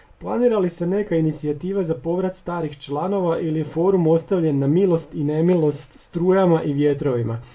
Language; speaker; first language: Croatian; native; Croatian